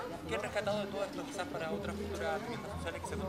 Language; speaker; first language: Spanish; native; Spanish